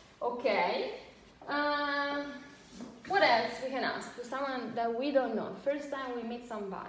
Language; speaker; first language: English; non-native, fluent; Italian